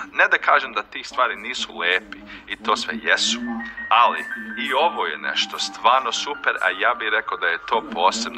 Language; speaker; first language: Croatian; early bilingual, heritage; Croatian